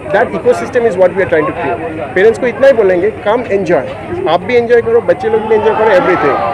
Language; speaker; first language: Hindi; non-native, local second language; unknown